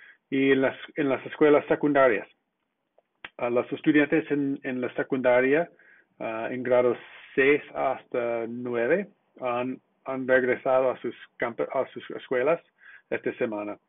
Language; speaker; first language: Spanish; non-native, fluent; English